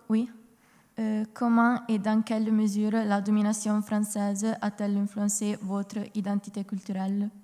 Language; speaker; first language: French; non-native, learner; Italian